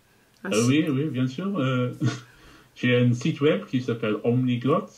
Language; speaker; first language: French; non-native, fluent; English